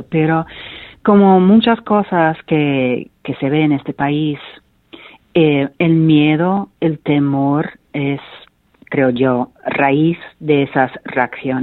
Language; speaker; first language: Spanish; non-native, fluent; English